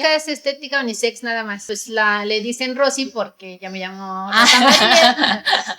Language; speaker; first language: Spanish; native; Spanish